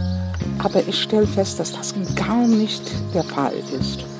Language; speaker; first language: German; non-native, fluent; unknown